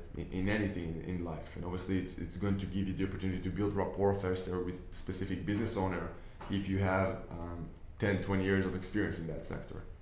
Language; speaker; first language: English; non-native, fluent; Hebrew